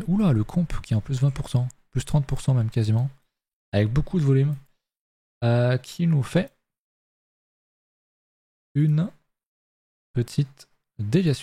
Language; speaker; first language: French; native; French